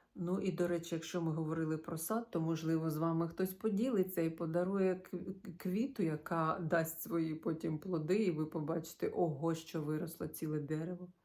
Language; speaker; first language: Ukrainian; non-native, local second language; Russian